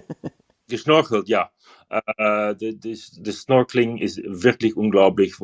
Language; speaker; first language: German; non-native, learner; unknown